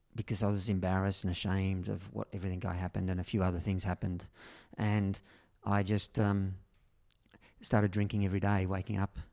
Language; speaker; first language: English; native; English